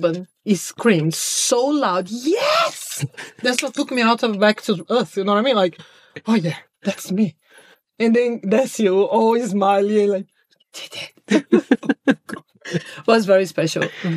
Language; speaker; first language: English; non-native, fluent; Portuguese